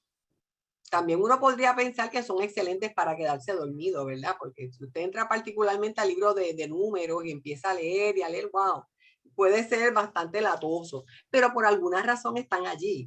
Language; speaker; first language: Spanish; native; Spanish